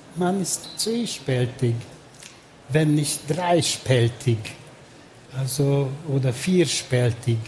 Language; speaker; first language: German; non-native, fluent; Hungarian